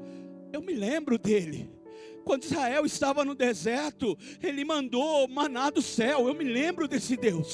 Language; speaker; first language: Portuguese; native; Portuguese